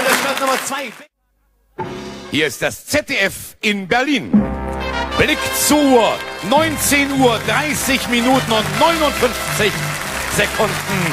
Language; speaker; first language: German; native; German